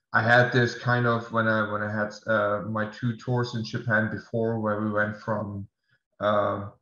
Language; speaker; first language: English; non-native, fluent; German